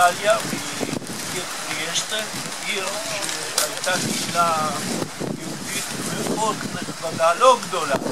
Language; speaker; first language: Hebrew; non-native, fluent; Italian